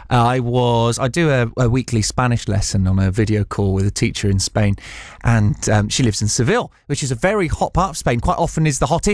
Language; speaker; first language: English; native; English